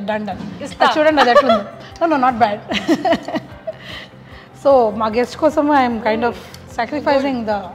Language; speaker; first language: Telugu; native; Telugu